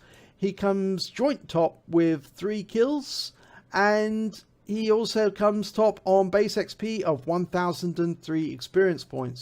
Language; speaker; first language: English; native; English